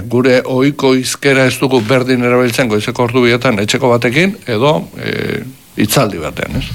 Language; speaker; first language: Basque; native; Basque